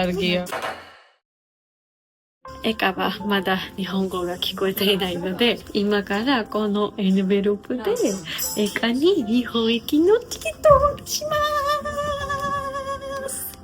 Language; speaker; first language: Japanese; non-native, fluent; Georgian